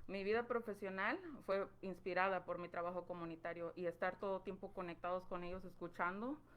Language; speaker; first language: Spanish; early bilingual, heritage; Spanish